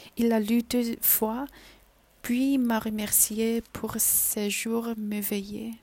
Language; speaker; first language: French; non-native, learner; Chinese